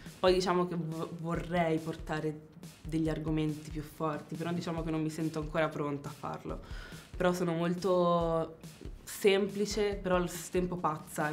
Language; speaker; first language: Italian; native; Italian